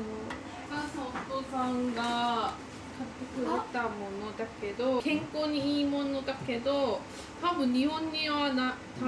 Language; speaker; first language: Japanese; non-native, learner; Korean